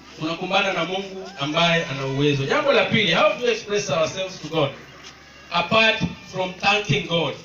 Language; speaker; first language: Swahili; non-native, local second language; Luo (Kenya and Tanzania)